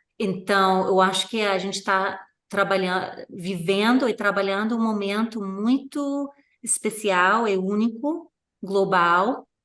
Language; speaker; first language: Portuguese; non-native, fluent; English